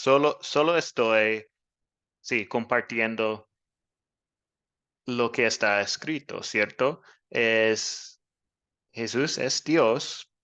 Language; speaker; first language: Spanish; non-native, fluent; English